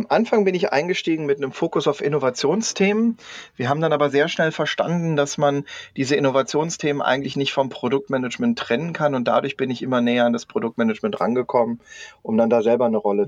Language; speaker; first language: German; native; German